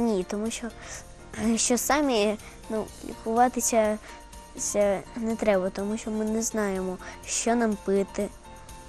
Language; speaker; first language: Ukrainian; non-native, local second language; Russian